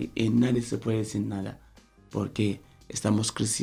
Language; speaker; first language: Spanish; non-native, fluent; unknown